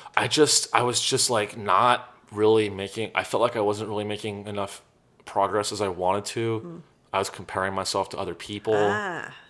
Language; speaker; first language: English; native; English